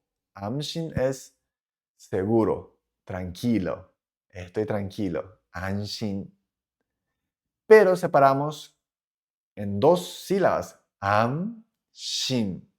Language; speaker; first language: Spanish; non-native, fluent; Japanese